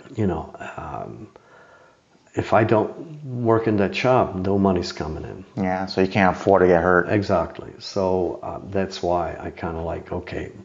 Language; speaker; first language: English; non-native, fluent; Czech